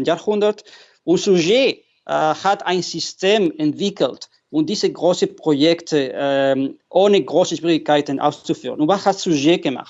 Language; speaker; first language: German; non-native, fluent; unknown